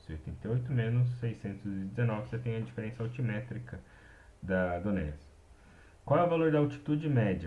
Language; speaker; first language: Portuguese; native; Portuguese